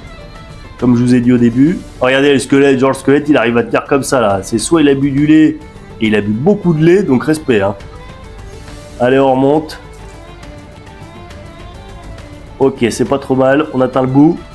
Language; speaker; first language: French; native; French